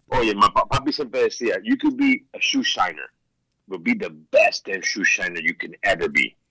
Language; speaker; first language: English; early bilingual, other home language; Spanish